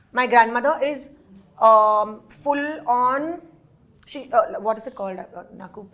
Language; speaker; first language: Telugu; non-native, learner; Hindi